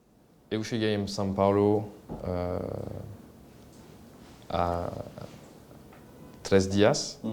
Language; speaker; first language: Portuguese; non-native, learner; French